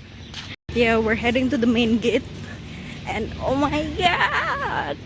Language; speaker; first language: English; non-native, learner; Indonesian